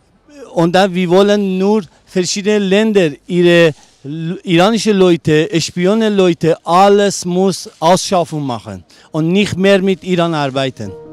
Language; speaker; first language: German; non-native, learner; Persian